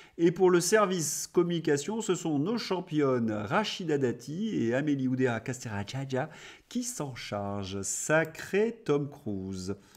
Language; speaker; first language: French; native; French